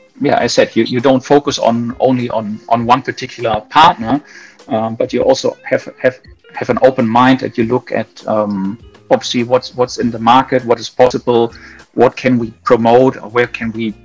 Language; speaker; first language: English; non-native, fluent; German